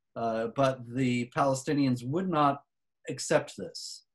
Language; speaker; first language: English; native; English